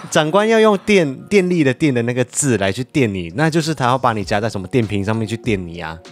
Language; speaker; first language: Chinese; native; Chinese